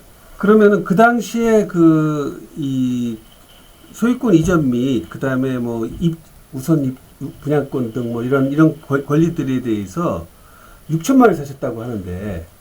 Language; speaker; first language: Korean; native; Korean